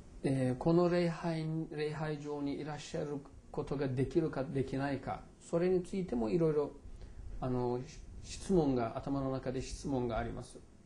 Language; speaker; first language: Japanese; non-native, fluent; Turkish